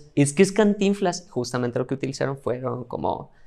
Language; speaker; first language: Spanish; native; Spanish